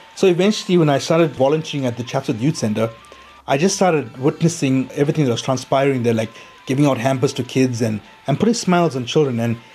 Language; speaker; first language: English; native; English